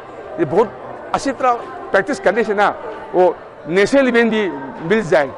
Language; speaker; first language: Hindi; non-native, local second language; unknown